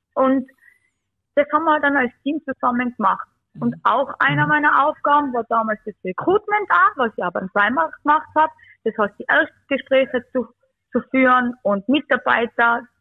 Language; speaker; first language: German; early bilingual, other home language; Bosnian